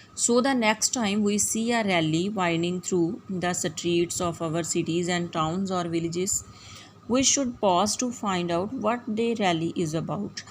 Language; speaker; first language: English; non-native, local second language; Punjabi